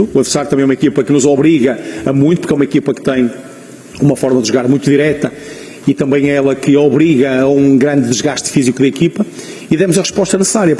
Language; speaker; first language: Portuguese; native; Portuguese